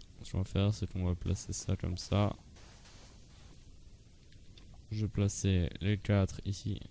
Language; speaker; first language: French; native; French